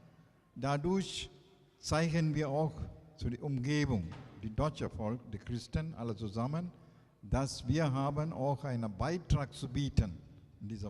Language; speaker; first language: German; non-native, fluent; Tamil